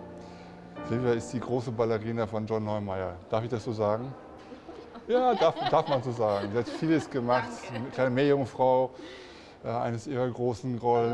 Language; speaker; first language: German; native; German